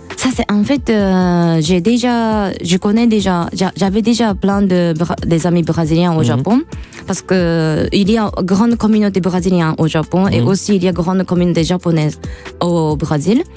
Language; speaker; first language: French; non-native, fluent; Japanese